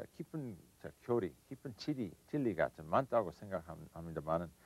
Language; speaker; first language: Korean; non-native, fluent; English